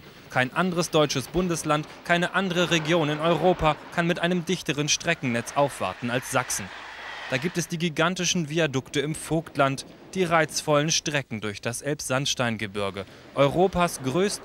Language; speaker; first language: German; native; German